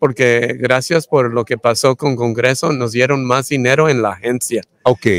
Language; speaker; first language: Spanish; early bilingual, heritage; Spanish